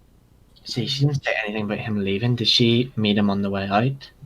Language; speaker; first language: English; native; English